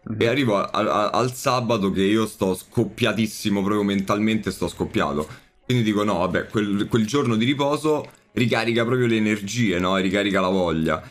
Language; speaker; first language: Italian; native; Italian